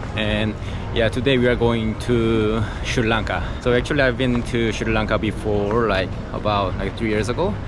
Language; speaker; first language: English; non-native, fluent; Korean